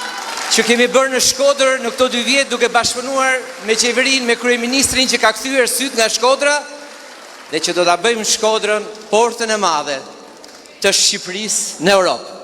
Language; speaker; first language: Albanian; native; Albanian